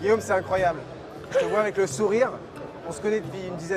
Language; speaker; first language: French; native; French